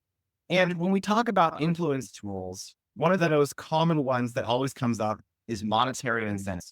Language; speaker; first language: English; native; English